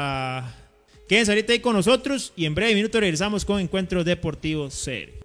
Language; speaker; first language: Spanish; native; Spanish